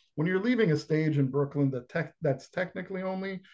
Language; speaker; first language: English; native; English